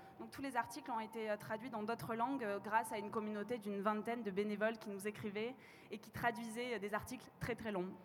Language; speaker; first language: French; native; French